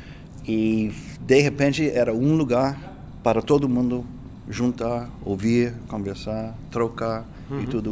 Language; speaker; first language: Portuguese; non-native, fluent; English